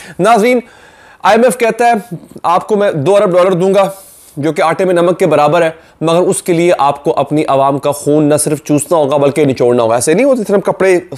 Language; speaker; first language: Urdu; native; Urdu